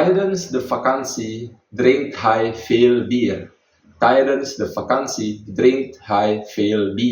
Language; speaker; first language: Dutch; non-native, fluent; Indonesian